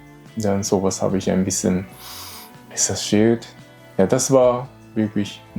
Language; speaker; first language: German; non-native, learner; Japanese